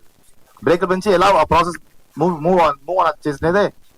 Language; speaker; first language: Telugu; non-native, learner; Tamil